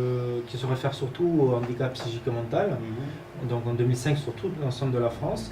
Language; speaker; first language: French; native; French